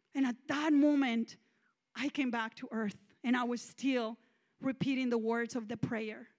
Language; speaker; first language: English; non-native, fluent; Spanish